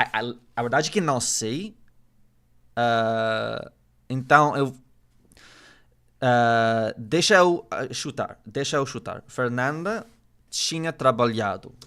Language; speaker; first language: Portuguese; non-native, learner; English